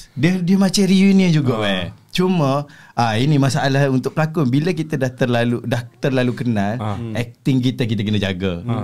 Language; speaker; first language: Malay; native; Malay